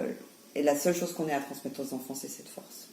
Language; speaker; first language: French; native; French